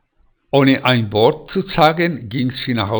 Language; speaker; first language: German; non-native, fluent; Spanish